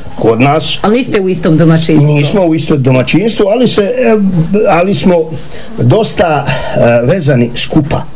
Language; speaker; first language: Croatian; native; Croatian